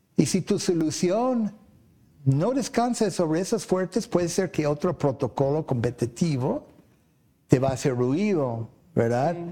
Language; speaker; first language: Spanish; non-native, fluent; English